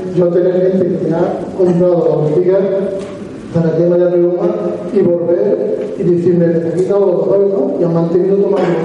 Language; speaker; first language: Spanish; native; Spanish